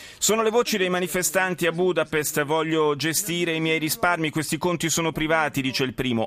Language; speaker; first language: Italian; native; Italian